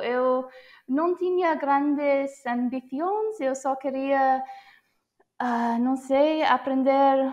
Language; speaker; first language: Portuguese; non-native, fluent; English